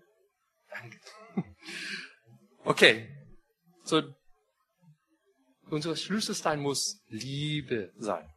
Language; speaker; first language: German; non-native, fluent; English